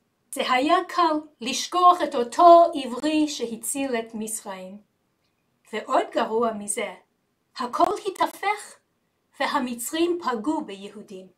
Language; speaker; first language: Hebrew; non-native, learner; English